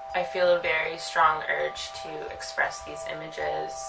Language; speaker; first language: English; native; English